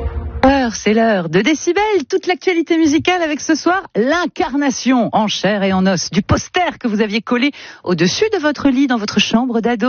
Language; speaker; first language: French; native; French